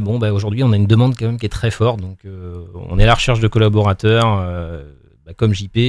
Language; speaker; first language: French; native; French